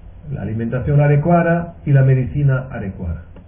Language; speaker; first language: Spanish; native; Spanish